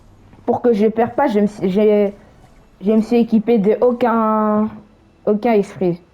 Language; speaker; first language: French; native; French